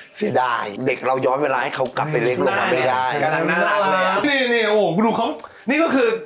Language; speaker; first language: Thai; early bilingual, heritage; Swedish